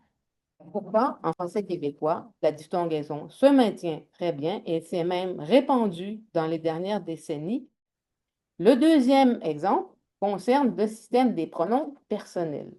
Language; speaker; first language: French; native; French